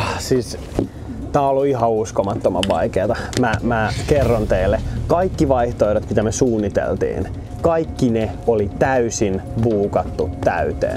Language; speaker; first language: Finnish; native; Finnish